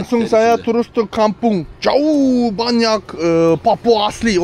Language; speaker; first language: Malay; non-native, learner; Turkish